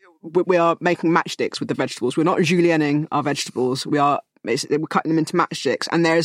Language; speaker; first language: English; native; English